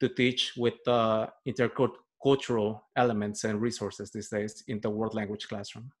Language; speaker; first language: English; non-native, fluent; Spanish